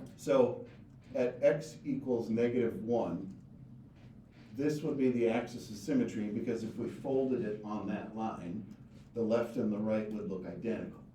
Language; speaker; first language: English; native; English